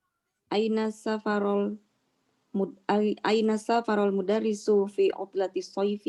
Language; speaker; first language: Arabic; non-native, learner; Indonesian